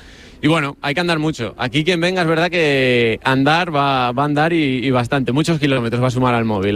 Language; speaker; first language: Spanish; native; Spanish